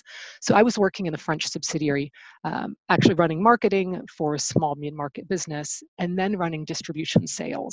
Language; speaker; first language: English; native; English